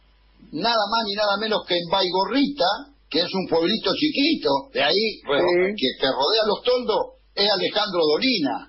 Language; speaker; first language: Spanish; native; Spanish